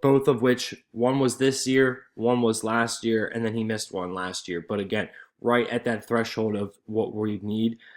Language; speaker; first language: English; native; English